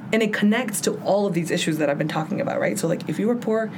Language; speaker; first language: English; early bilingual, other home language; Spanish